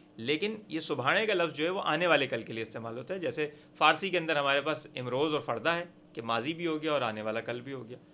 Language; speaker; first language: Urdu; native; Urdu